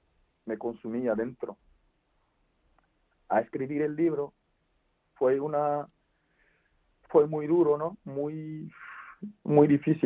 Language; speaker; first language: Spanish; non-native, fluent; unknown